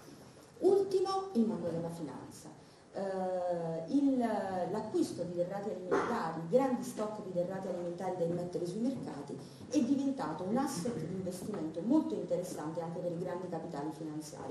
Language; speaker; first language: Italian; native; Italian